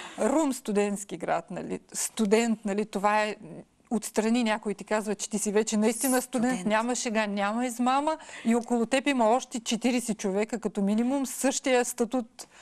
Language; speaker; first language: Bulgarian; early bilingual, heritage; Bulgarian